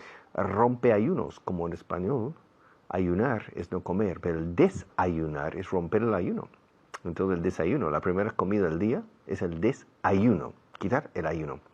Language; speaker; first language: Spanish; non-native, fluent; English